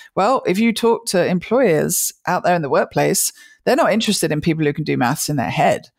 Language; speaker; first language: English; native; English